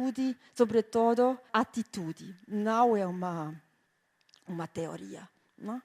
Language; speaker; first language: Portuguese; non-native, fluent; German